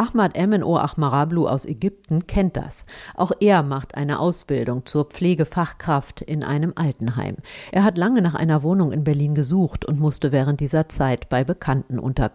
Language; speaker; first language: German; native; German